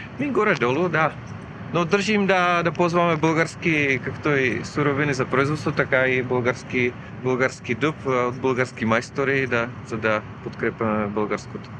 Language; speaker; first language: Bulgarian; non-native, fluent; Czech